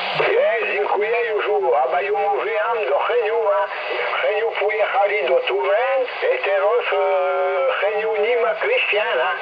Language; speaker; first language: Polish; non-native, learner; French